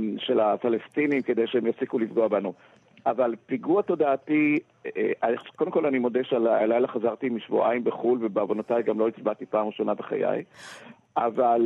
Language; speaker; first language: Hebrew; native; Hebrew